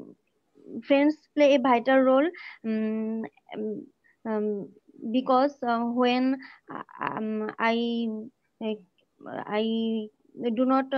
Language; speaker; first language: English; non-native, learner; Bangla